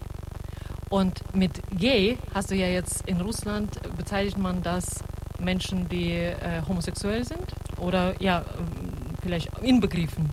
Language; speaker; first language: German; non-native, fluent; Russian